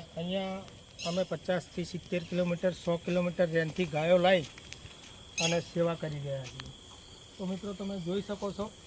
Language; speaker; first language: Gujarati; native; Gujarati